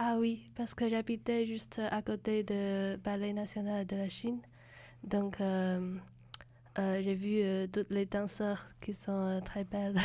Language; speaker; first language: French; non-native, fluent; Chinese